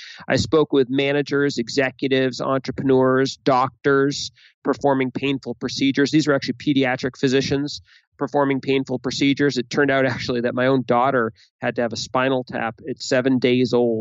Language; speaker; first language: English; native; English